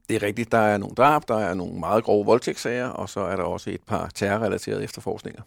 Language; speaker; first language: Danish; native; Danish